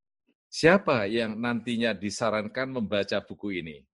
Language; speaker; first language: Indonesian; native; Indonesian